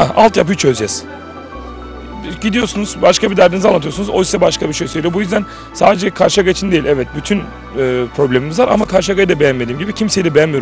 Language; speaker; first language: Turkish; native; Turkish